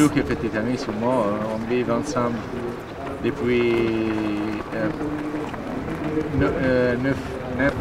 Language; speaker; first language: French; non-native, learner; Italian